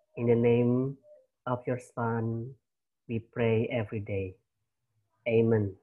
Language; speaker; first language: English; non-native, fluent; Indonesian